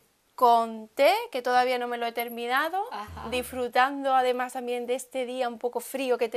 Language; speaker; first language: Spanish; native; Spanish